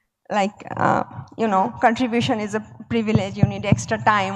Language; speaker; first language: English; non-native, local second language; Bangla